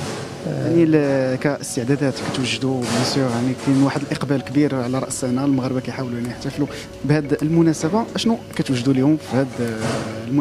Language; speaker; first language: Arabic; native; Arabic